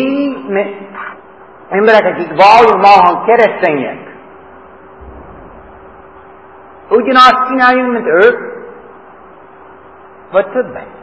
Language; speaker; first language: Hungarian; non-native, fluent; English